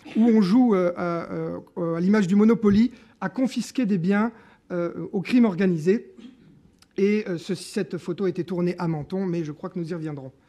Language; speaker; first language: French; native; French